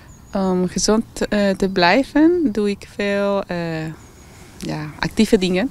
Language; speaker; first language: Dutch; non-native, fluent; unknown